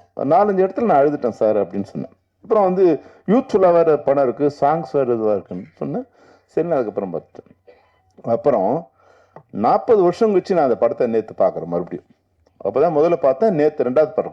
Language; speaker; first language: Tamil; native; Tamil